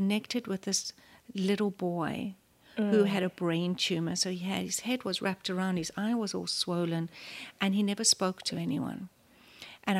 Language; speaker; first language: English; native; English